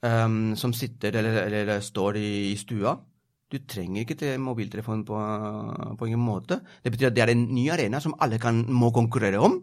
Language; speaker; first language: Norwegian; non-native, fluent; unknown